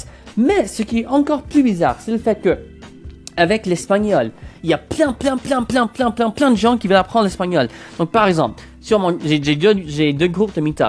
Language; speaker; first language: French; non-native, fluent; English